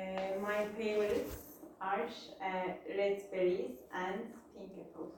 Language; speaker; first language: English; non-native, learner; Turkish